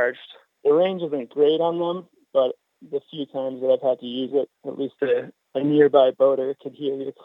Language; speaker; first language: English; native; English